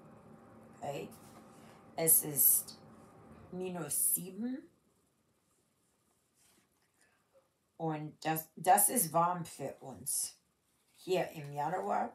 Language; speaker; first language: German; early bilingual, heritage; German